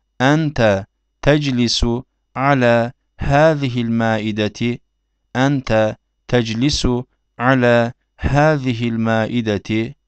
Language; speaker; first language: Arabic; non-native, fluent; Turkish